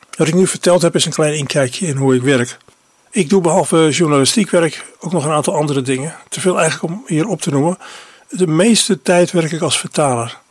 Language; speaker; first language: Dutch; native; Dutch